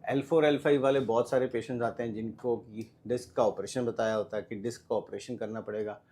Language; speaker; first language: Hindi; non-native, local second language; Punjabi